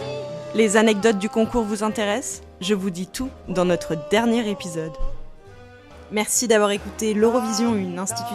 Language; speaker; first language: French; native; French